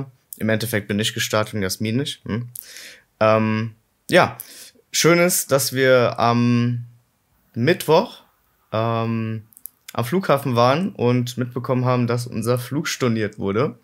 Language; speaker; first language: German; native; German